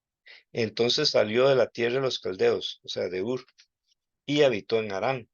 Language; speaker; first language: Spanish; native; Spanish